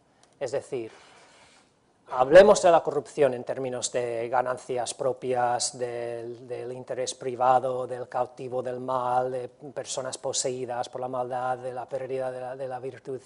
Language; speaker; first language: Spanish; non-native, fluent; English